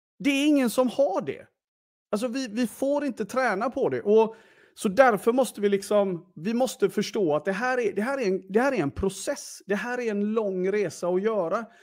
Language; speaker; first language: Swedish; early bilingual, other home language; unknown